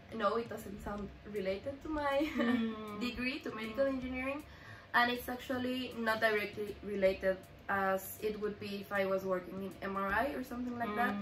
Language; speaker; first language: English; non-native, fluent; Spanish